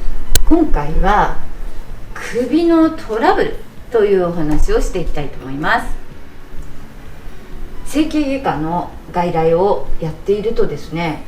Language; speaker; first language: Japanese; native; Japanese